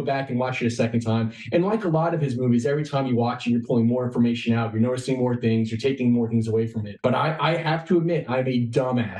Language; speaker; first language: English; native; English